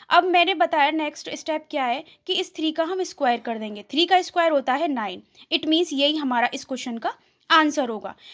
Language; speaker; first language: Hindi; native; Hindi